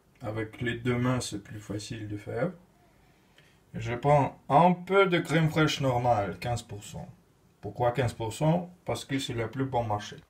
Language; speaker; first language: French; non-native, learner; Russian